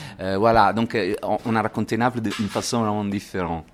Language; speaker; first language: French; non-native, learner; Italian